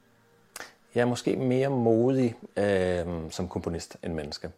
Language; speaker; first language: Danish; native; Danish